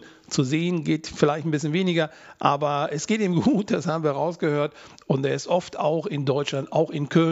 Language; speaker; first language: German; native; German